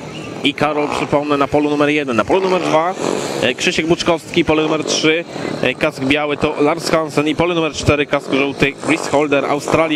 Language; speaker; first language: Polish; native; Polish